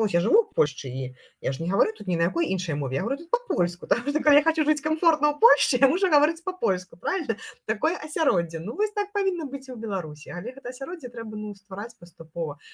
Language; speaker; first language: Belarusian; non-native, local second language; Russian